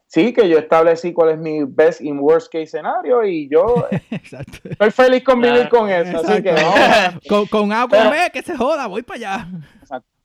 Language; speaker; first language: Spanish; native; Spanish